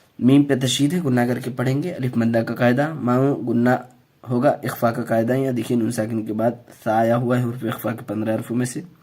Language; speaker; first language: Urdu; native; Urdu